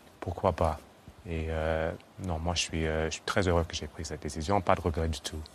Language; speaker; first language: French; non-native, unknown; English